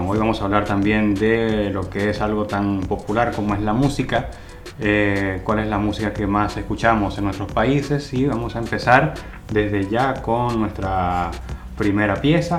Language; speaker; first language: Spanish; native; Spanish